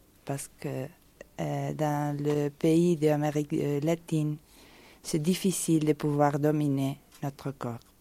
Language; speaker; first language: French; non-native, fluent; Spanish